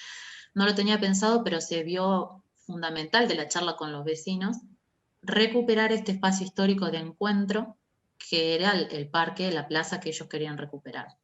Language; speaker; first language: Spanish; native; Spanish